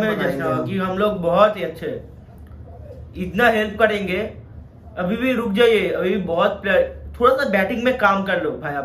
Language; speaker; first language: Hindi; non-native, local second language; Bangla